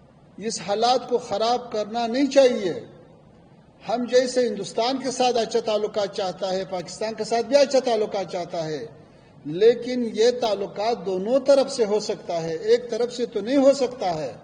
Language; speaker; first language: Hindi; non-native, fluent; Pashto